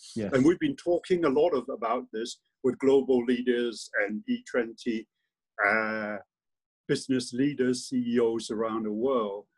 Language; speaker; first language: English; non-native, local second language; Cantonese